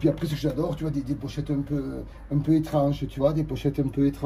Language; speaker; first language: French; native; French